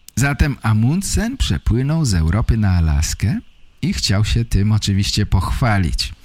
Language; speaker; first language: Polish; native; Polish